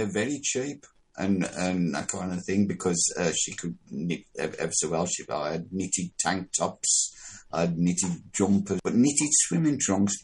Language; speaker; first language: English; native; English